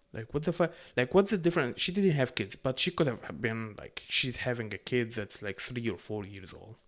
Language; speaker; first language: English; non-native, fluent; Arabic